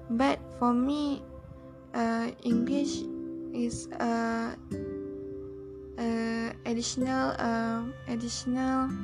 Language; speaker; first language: English; non-native, learner; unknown